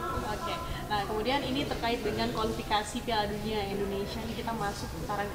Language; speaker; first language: Indonesian; native; Indonesian